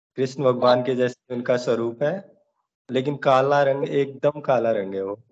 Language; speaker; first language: Hindi; native; Hindi